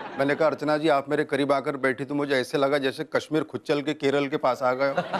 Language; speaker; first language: Hindi; non-native, local second language; Telugu